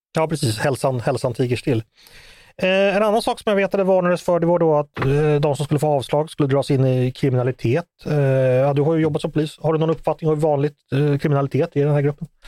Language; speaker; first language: Swedish; native; Swedish